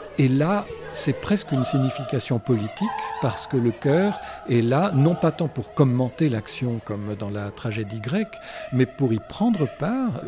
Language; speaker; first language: French; native; French